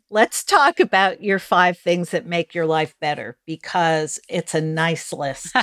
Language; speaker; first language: English; native; English